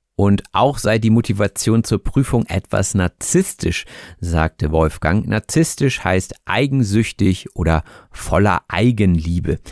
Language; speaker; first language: German; native; German